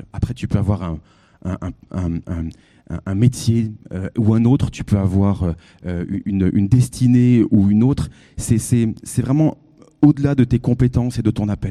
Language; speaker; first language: French; native; French